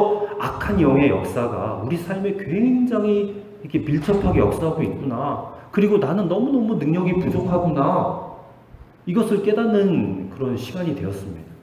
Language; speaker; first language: Korean; native; Korean